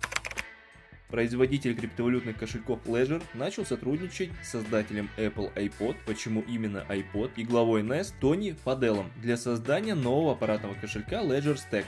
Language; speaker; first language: Russian; native; Russian